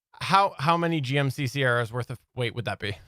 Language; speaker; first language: English; native; English